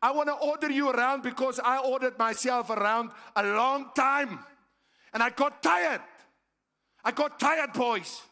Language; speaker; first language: English; non-native, local second language; Afrikaans